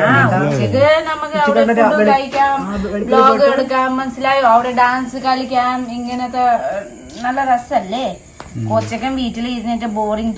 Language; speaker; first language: Malayalam; non-native, fluent; Nepali